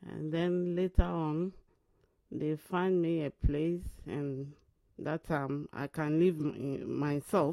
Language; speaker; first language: English; non-native, local second language; Akan